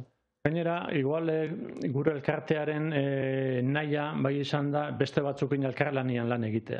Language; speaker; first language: Basque; native; Basque